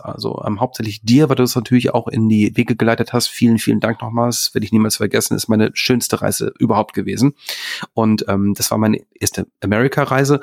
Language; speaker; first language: German; native; German